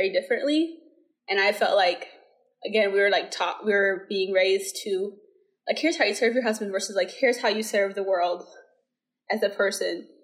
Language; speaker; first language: English; early bilingual, other home language; Somali